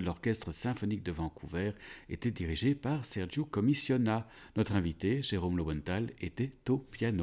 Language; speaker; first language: French; native; French